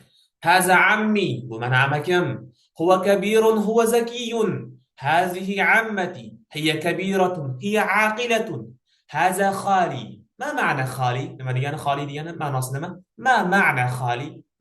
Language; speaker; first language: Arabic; non-native, fluent; Uzbek